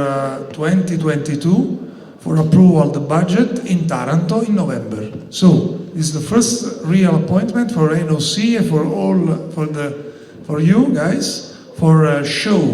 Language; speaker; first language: English; non-native, learner; Italian